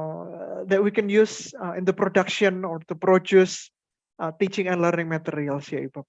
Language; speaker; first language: English; non-native, fluent; Indonesian